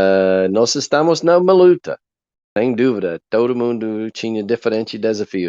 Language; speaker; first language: Portuguese; non-native, learner; English